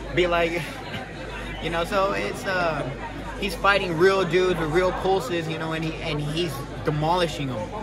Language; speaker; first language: English; early bilingual, other home language; Spanish